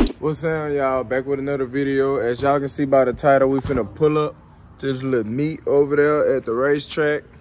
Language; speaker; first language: English; native; English